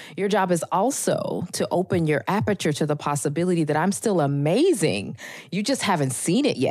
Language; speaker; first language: English; native; English